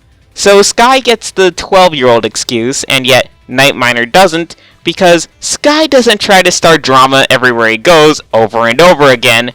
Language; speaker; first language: English; native; English